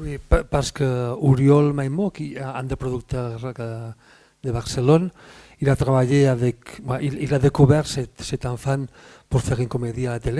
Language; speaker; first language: French; non-native, fluent; Spanish